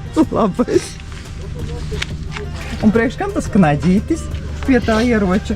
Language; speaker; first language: Latvian; native; Latvian